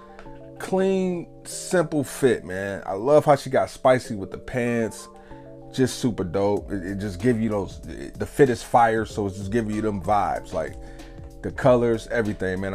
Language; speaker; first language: English; native; English